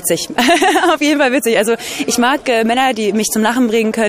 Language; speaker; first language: German; native; German